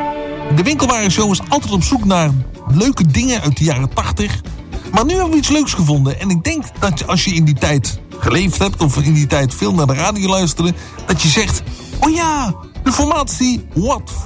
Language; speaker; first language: Dutch; native; Dutch